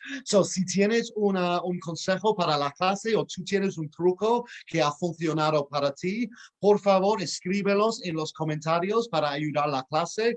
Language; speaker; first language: Spanish; non-native, fluent; English